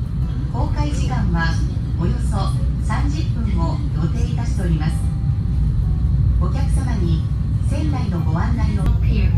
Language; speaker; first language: Japanese; native; Japanese